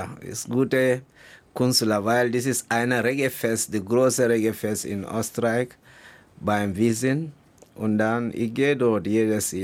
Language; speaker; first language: German; non-native, learner; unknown